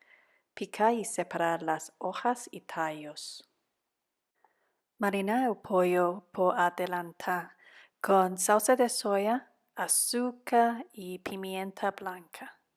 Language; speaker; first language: Spanish; non-native, fluent; Cantonese